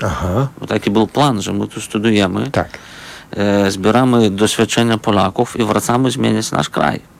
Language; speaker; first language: Polish; non-native, fluent; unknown